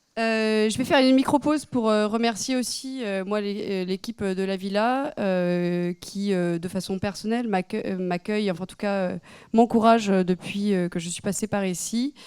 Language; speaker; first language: French; native; French